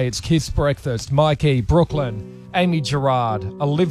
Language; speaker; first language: English; native; English